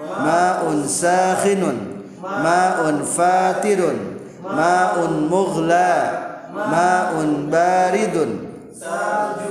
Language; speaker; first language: Arabic; non-native, fluent; Indonesian